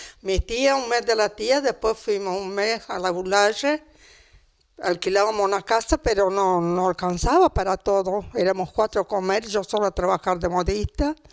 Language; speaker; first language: Spanish; non-native, fluent; Italian